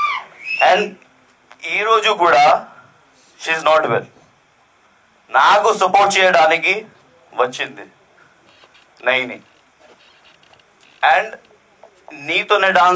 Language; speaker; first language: Telugu; non-native, learner; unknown